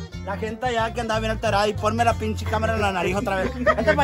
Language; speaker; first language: Spanish; native; Spanish